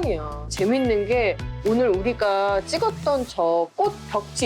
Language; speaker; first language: Korean; native; Korean